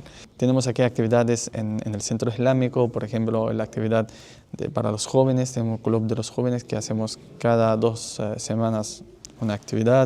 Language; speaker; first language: Spanish; non-native, fluent; Arabic